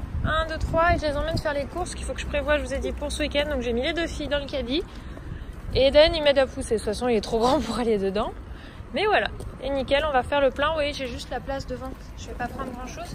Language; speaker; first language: French; native; French